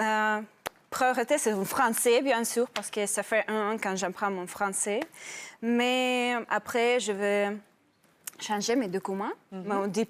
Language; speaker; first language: French; non-native, learner; Russian